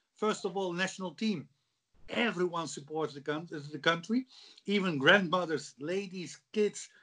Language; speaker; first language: English; non-native, fluent; Dutch